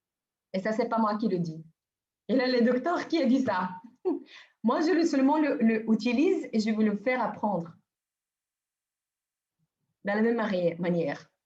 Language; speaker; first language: French; non-native, fluent; Bulgarian